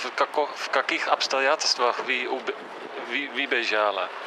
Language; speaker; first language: Russian; non-native, fluent; Dutch